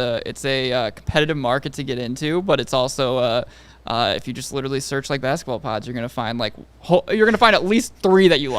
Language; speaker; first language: English; native; English